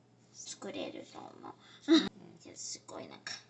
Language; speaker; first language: Japanese; early bilingual, heritage; Japanese